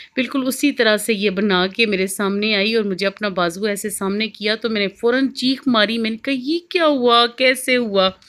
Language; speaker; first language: Hindi; native; Hindi